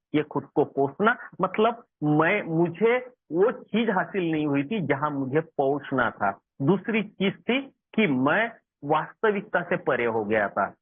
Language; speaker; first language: Hindi; non-native, local second language; Marathi